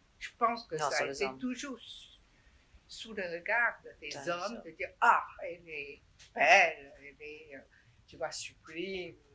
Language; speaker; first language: French; non-native, fluent; Chinese